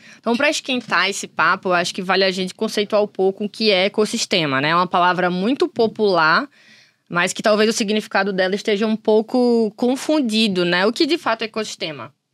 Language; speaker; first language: Portuguese; native; Portuguese